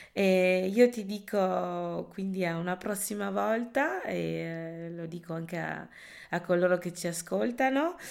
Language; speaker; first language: Italian; early bilingual, other home language; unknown